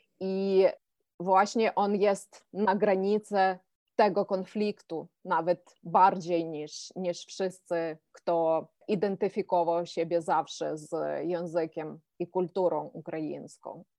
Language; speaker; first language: Polish; non-native, fluent; Ukrainian